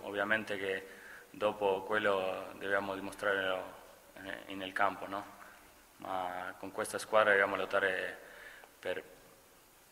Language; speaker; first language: Italian; non-native, fluent; Spanish